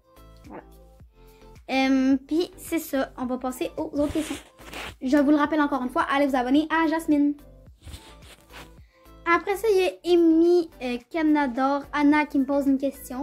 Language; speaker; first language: French; native; French